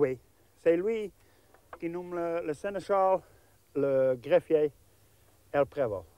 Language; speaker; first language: French; non-native, learner; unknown